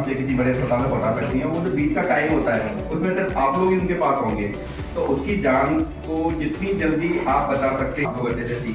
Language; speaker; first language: Hindi; native; Hindi